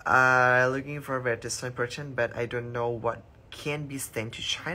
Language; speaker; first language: English; non-native, learner; Thai